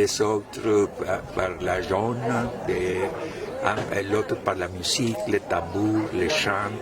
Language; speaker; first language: French; non-native, fluent; Spanish